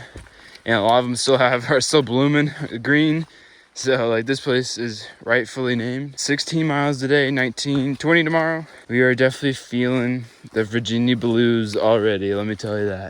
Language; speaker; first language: English; native; English